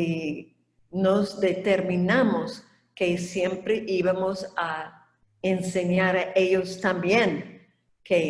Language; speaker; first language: Spanish; non-native, fluent; English